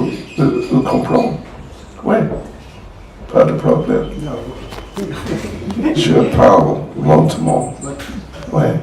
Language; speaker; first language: French; non-native, learner; English